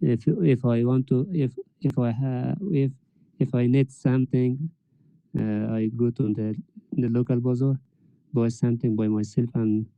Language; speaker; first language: English; non-native, learner; Persian